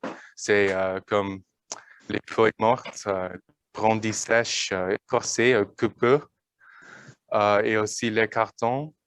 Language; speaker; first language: French; non-native, learner; English